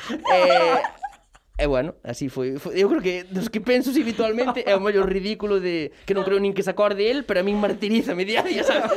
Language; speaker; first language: Galician; non-native, local second language; Spanish